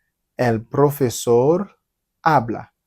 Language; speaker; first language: Spanish; non-native, fluent; Haitian Creole